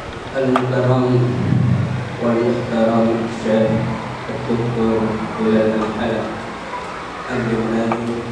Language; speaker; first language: Arabic; non-native, learner; Indonesian